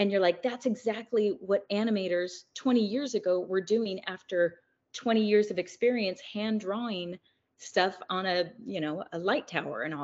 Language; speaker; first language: English; native; English